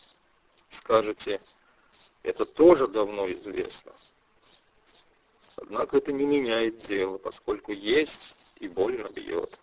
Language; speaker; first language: Russian; native; Russian